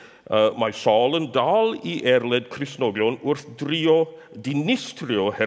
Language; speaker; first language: Welsh; non-native, fluent; English